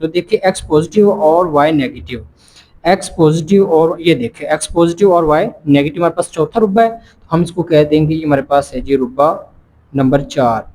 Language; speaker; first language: Urdu; non-native, local second language; Punjabi